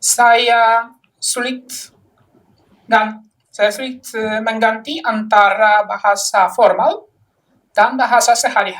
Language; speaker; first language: Indonesian; non-native, fluent; Polish